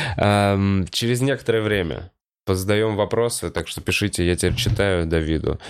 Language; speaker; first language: Russian; native; Russian